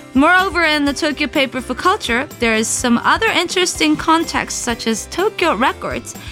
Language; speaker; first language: English; non-native, fluent; Japanese